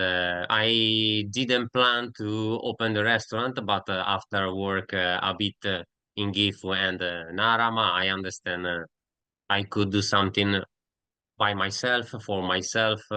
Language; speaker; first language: English; non-native, learner; Italian